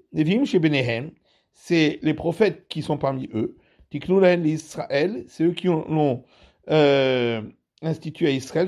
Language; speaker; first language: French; native; French